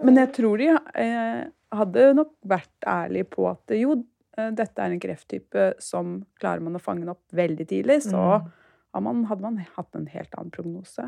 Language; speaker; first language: Norwegian; early bilingual, other home language; Turkish